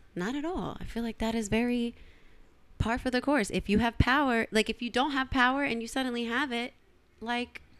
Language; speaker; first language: English; early bilingual, other home language; Tigrinya